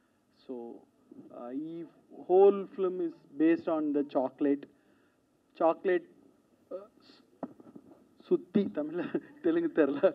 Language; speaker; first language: Telugu; non-native, learner; Tamil